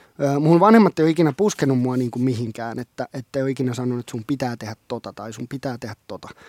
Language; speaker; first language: Finnish; non-native, local second language; Swedish